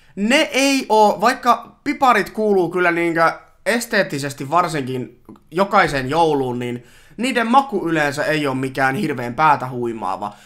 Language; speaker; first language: Finnish; native; Finnish